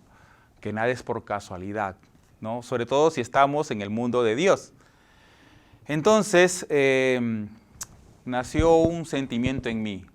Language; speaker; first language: Spanish; native; Spanish